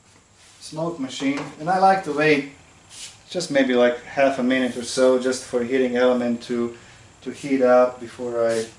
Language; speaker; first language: English; non-native, fluent; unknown